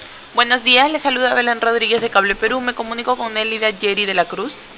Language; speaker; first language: Spanish; native; Spanish